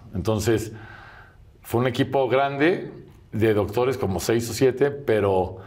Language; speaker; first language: Spanish; native; Spanish